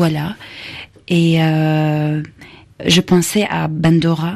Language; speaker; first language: French; non-native, fluent; Arabic